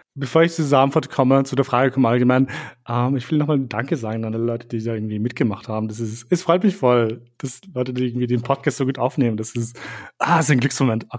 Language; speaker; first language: German; early bilingual, other home language; Albanian